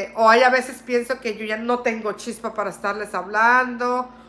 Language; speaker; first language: Spanish; native; Spanish